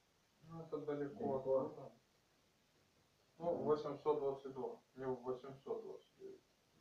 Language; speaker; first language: Russian; native; Russian